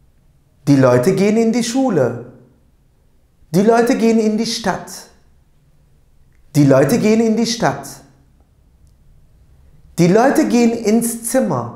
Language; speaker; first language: German; non-native, fluent; Turkish